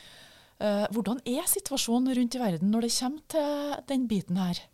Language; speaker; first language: Norwegian; native; Norwegian